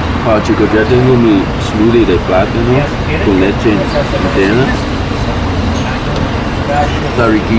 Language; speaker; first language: Spanish; non-native, fluent; English